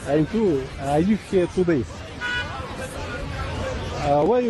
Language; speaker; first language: English; non-native, learner; Russian